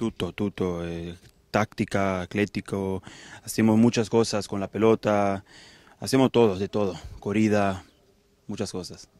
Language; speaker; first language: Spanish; early bilingual, heritage; Spanish